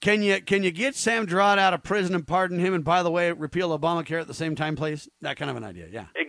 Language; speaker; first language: English; native; English